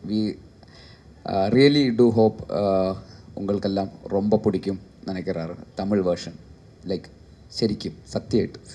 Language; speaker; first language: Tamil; non-native, learner; Malayalam